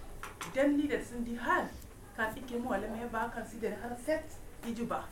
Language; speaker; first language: Norwegian; non-native, fluent; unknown